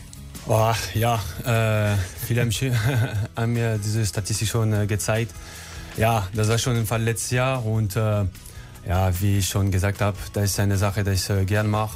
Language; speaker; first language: German; non-native, learner; French